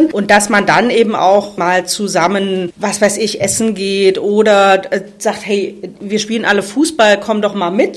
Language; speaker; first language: German; native; German